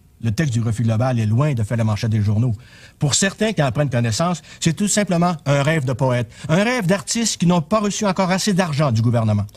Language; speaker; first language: French; native; French